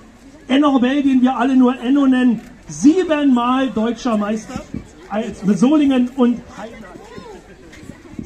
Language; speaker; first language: German; native; German